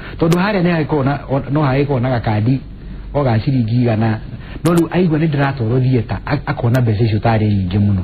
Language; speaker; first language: Kikuyu; native; Kikuyu